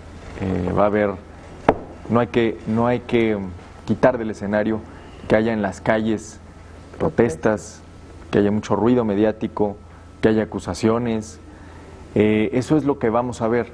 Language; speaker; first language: Spanish; native; Spanish